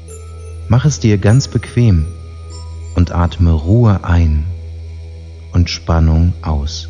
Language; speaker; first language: German; native; German